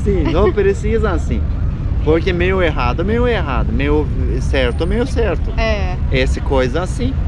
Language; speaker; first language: Portuguese; non-native, learner; Turkish